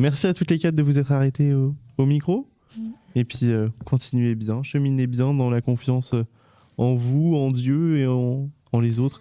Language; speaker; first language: French; native; French